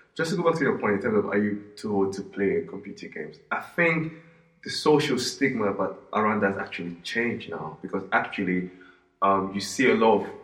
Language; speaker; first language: English; non-native, local second language; Yoruba